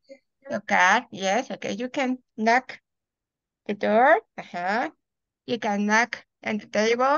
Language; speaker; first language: English; non-native, fluent; Spanish